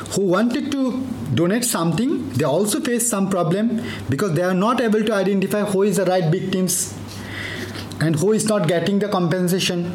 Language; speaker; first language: English; non-native, local second language; Bangla